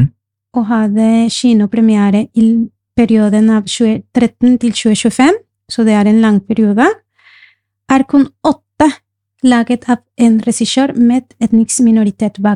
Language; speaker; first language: Norwegian; non-native, fluent; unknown